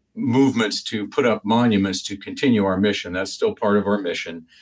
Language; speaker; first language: English; native; English